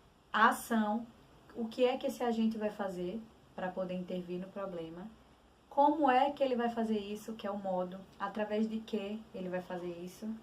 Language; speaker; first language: Portuguese; native; Portuguese